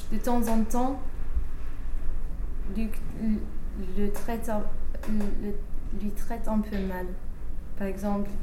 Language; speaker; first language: French; non-native, learner; English